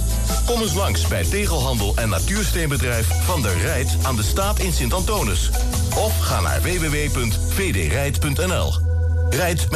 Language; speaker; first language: Dutch; native; Dutch